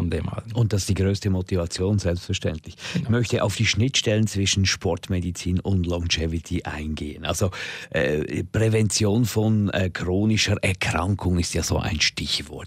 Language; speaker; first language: German; native; German